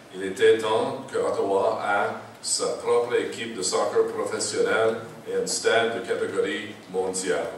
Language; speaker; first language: French; non-native, local second language; English